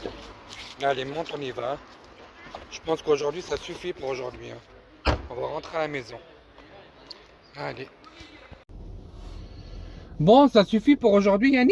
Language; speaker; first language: French; native; French